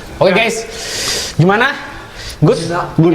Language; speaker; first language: Indonesian; native; Indonesian